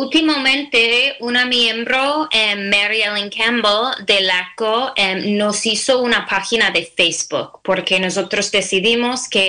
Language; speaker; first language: Spanish; non-native, fluent; English